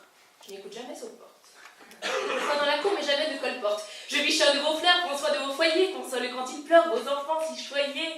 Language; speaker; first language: French; native; French